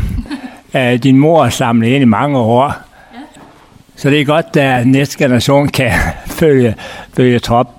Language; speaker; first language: Danish; native; Danish